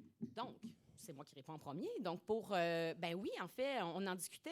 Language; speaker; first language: French; native; French